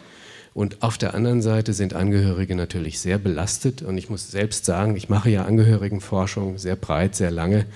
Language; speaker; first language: German; native; German